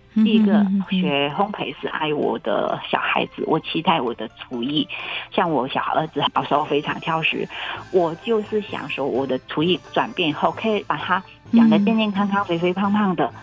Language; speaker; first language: Chinese; native; Chinese